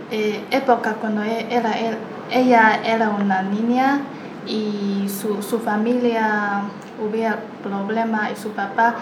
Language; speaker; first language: Spanish; non-native, learner; Chinese